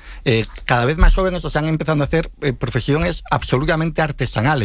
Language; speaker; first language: Spanish; native; Spanish